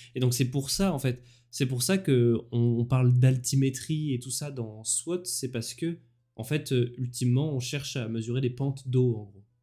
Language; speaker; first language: French; native; French